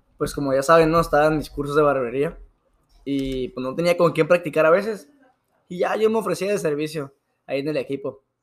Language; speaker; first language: Spanish; native; Spanish